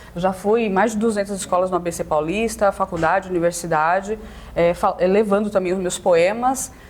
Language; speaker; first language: Portuguese; native; Portuguese